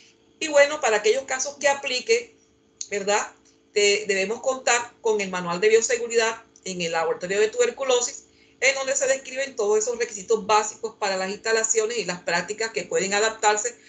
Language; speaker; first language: Spanish; native; Spanish